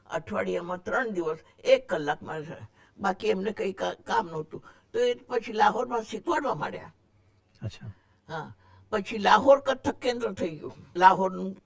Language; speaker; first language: Gujarati; non-native, local second language; Marathi